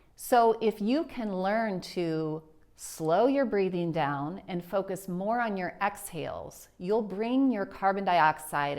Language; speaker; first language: English; native; English